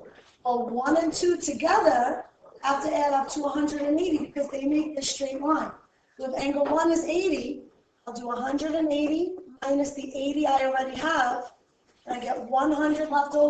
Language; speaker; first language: English; native; English